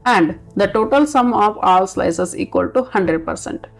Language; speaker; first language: English; non-native, local second language; Kannada